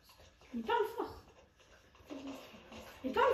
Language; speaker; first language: French; native; French